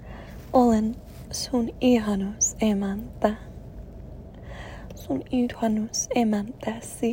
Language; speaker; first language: Finnish; non-native, learner; English